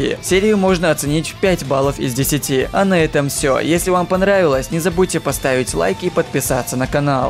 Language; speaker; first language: Russian; native; Russian